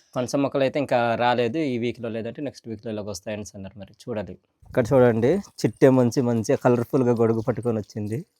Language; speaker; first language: Telugu; non-native, local second language; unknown